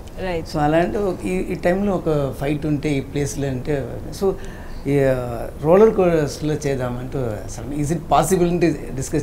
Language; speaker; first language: Telugu; non-native, learner; Tamil